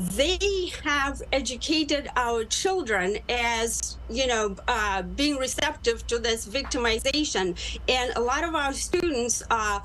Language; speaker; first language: English; non-native, fluent; Russian